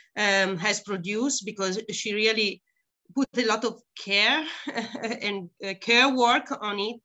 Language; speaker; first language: English; non-native, fluent; Italian